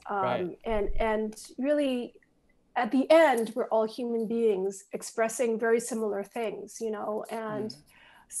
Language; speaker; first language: English; native; English